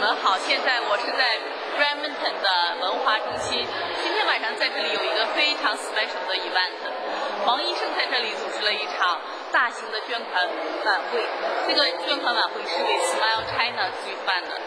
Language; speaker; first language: Chinese; native; Chinese